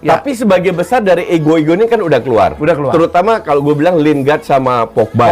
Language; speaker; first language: Indonesian; native; Indonesian